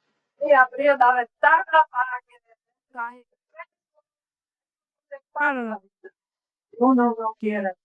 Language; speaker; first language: Spanish; non-native, learner; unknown